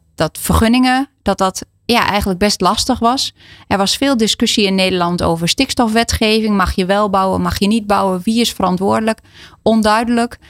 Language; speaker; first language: Dutch; native; Dutch